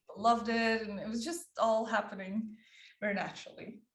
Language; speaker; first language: English; early bilingual, other home language; Persian